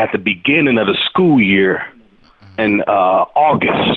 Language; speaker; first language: English; native; English